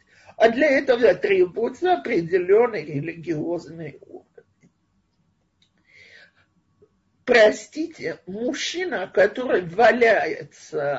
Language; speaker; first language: Russian; native; Russian